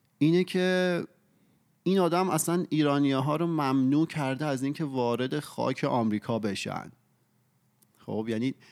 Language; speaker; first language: Persian; native; Persian